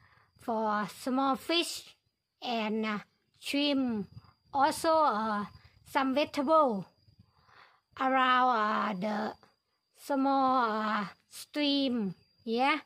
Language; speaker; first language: English; non-native, learner; Thai